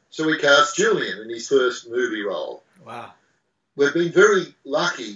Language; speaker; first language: English; native; English